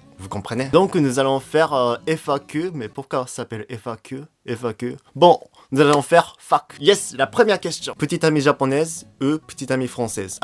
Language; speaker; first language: French; non-native, fluent; Japanese